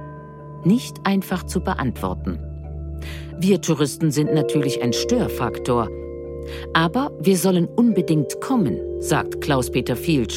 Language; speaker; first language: German; native; German